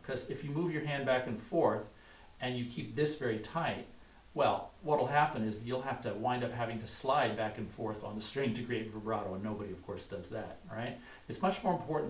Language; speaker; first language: English; native; English